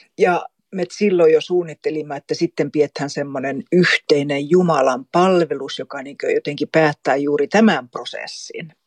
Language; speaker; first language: Finnish; native; Finnish